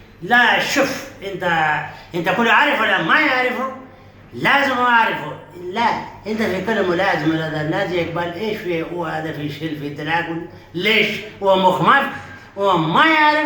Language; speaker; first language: Arabic; non-native, learner; Pashto